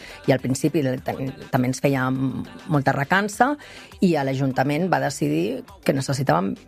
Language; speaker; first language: Catalan; native; Catalan